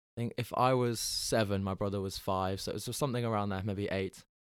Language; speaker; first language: English; native; English